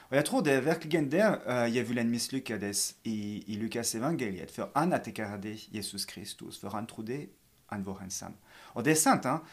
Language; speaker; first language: Swedish; non-native, fluent; French